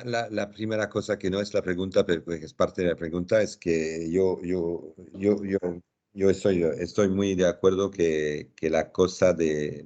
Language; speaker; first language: Spanish; non-native, fluent; French